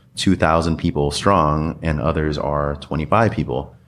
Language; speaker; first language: English; native; English